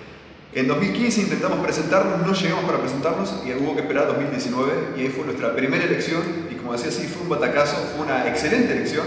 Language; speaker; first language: Spanish; native; Spanish